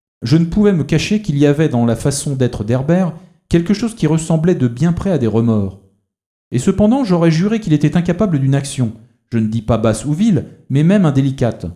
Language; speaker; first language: French; native; French